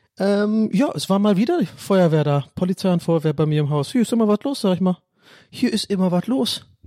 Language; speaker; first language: German; non-native, fluent; English